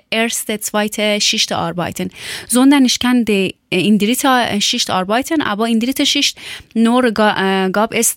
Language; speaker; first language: German; non-native, learner; Persian